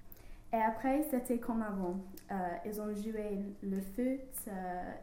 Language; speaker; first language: French; non-native, learner; English